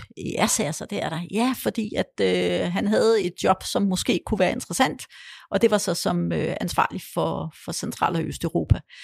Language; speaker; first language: Danish; early bilingual, other home language; Polish